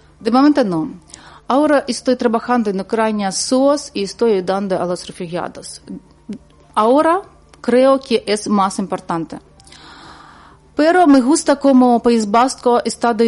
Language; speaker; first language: Spanish; non-native, learner; Ukrainian